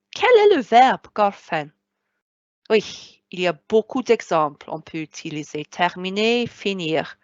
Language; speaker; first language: French; non-native, fluent; Welsh